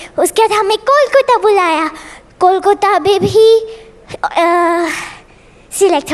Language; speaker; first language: Hindi; non-native, local second language; Bangla